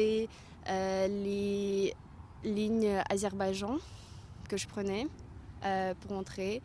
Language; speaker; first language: French; non-native, fluent; Russian